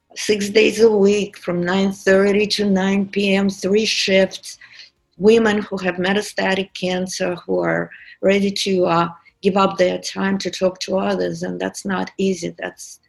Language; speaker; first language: English; non-native, fluent; Russian